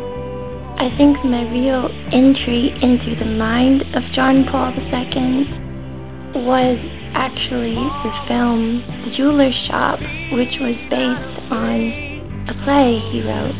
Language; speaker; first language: English; native; English